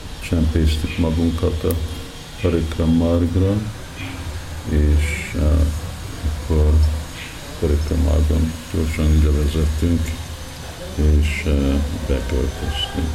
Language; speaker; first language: Hungarian; early bilingual, heritage; Hungarian